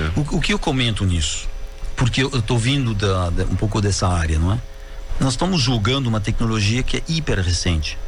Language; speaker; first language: Portuguese; non-native, fluent; French